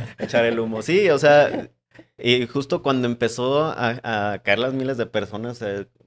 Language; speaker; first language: Spanish; native; Spanish